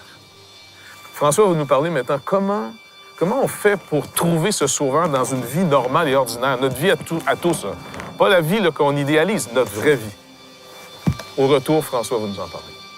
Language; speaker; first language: French; native; French